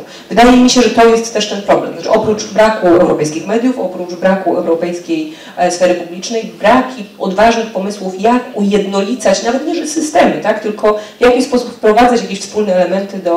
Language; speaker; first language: Polish; native; Polish